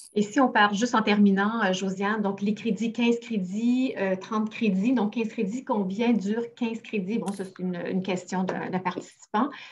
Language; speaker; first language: French; native; French